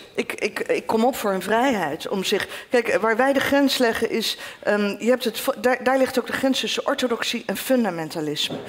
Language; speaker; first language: Dutch; native; Dutch